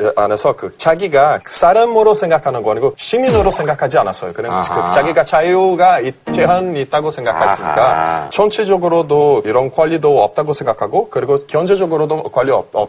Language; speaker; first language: Korean; non-native, fluent; Portuguese